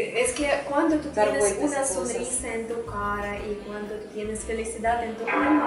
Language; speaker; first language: Spanish; non-native, fluent; Russian